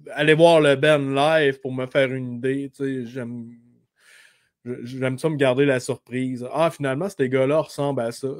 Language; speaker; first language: French; native; French